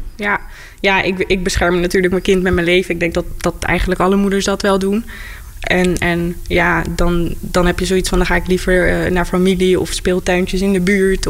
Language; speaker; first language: Dutch; native; Dutch